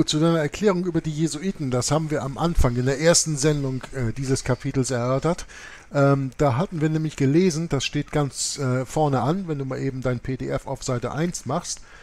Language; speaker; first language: German; native; German